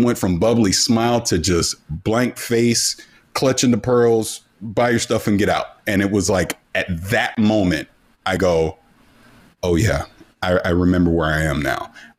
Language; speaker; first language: English; native; English